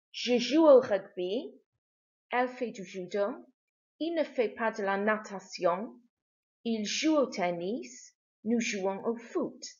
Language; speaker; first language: French; non-native, fluent; English